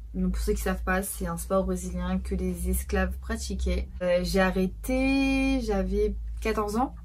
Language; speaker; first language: French; early bilingual, other home language; Portuguese